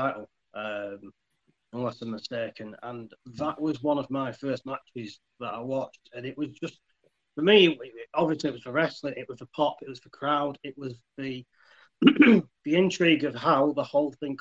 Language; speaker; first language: English; native; English